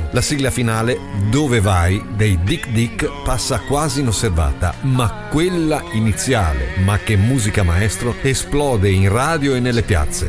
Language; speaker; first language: Italian; native; Italian